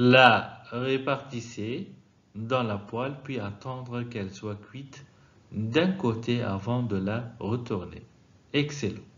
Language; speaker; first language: French; non-native, fluent; Arabic